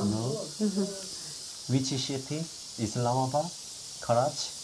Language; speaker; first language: English; non-native, learner; Korean